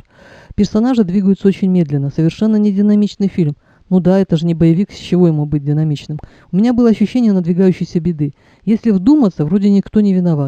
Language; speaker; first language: Russian; native; Russian